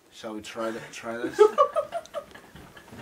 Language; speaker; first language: English; native; English